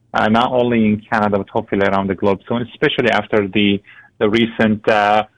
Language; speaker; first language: English; non-native, fluent; Arabic